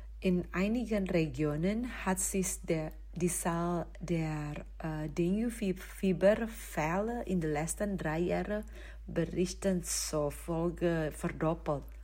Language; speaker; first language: German; non-native, fluent; Indonesian